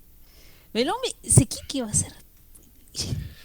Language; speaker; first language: French; non-native, fluent; Spanish